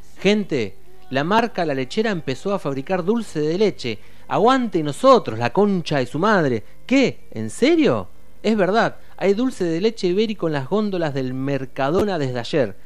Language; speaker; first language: Spanish; native; Spanish